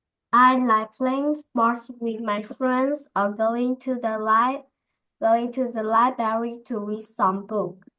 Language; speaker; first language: English; non-native, learner; Vietnamese